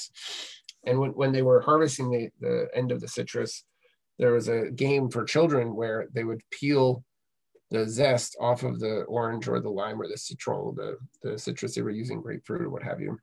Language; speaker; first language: English; native; English